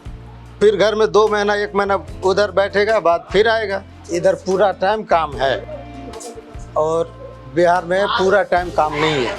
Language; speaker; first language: Hindi; non-native, local second language; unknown